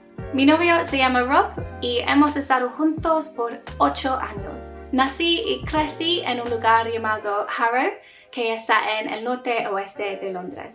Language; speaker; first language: Spanish; non-native, learner; English